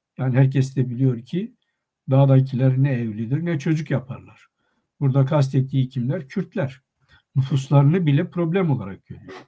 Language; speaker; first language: Turkish; non-native, local second language; Kurdish